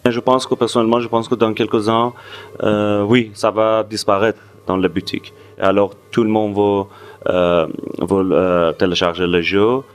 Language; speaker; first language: French; non-native, fluent; Persian